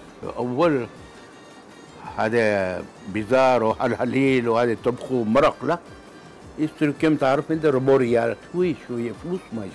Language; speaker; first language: Arabic; non-native, local second language; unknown